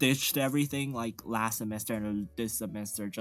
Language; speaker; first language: English; non-native, fluent; Chinese